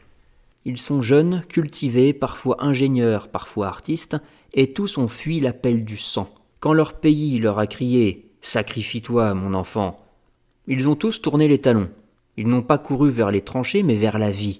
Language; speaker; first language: French; native; French